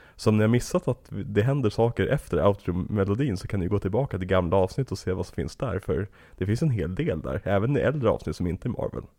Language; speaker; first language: Swedish; native; Swedish